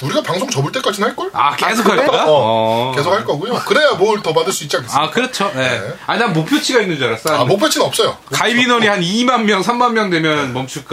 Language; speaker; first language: Korean; native; Korean